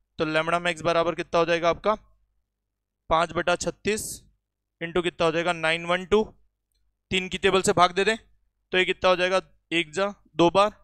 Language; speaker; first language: Hindi; native; Hindi